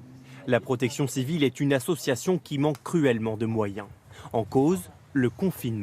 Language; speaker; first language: French; native; French